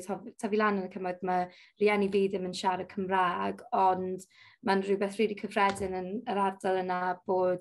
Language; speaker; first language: Welsh; non-native, local second language; English